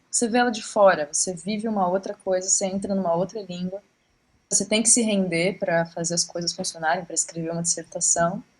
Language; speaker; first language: Portuguese; native; Portuguese